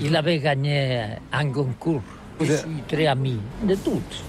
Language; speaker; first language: French; non-native, learner; Catalan